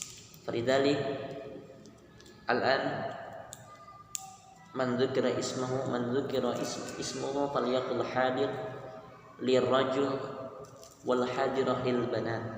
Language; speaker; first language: Arabic; non-native, learner; Indonesian